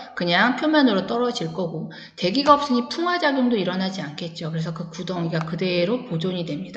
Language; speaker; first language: Korean; native; Korean